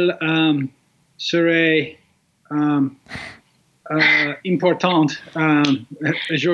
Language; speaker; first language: French; non-native, learner; English